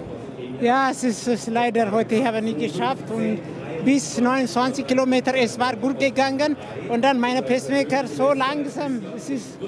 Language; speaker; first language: German; non-native, learner; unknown